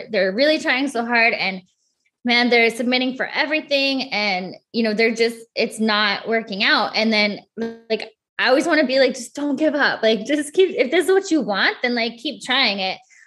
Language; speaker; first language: English; native; English